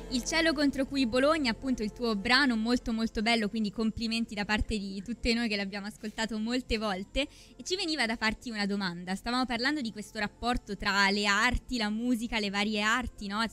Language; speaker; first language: Italian; native; Italian